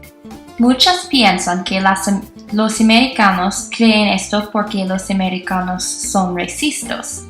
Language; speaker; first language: Spanish; non-native, learner; English